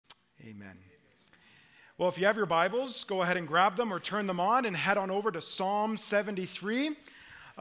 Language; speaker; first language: English; native; English